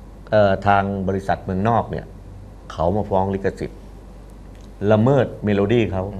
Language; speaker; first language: Thai; native; Thai